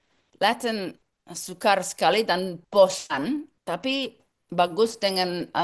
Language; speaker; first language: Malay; non-native, learner; English